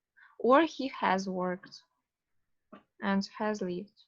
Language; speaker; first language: English; non-native, fluent; Russian